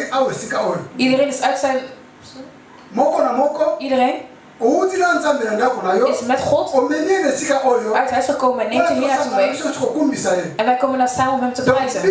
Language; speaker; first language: Dutch; non-native, fluent; Lingala